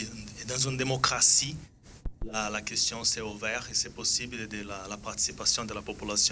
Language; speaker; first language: French; non-native, fluent; Portuguese